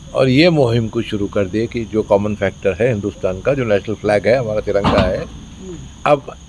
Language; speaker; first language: Hindi; native; Hindi